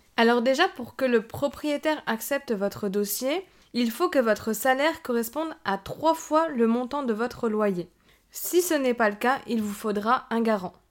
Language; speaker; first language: French; native; French